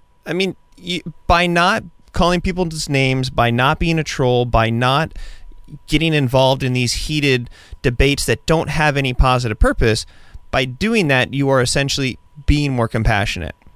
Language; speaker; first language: English; native; English